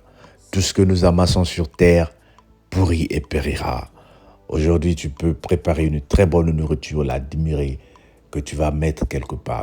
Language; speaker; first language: French; non-native, local second language; Lingala